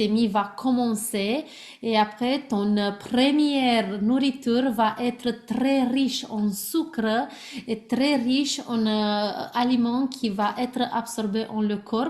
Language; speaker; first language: French; non-native, learner; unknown